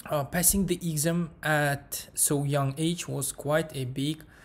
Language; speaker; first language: English; non-native, fluent; Kazakh